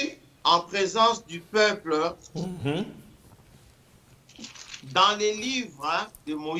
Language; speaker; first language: French; non-native, local second language; Lingala